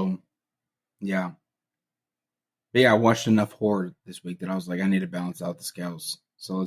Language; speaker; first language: English; native; English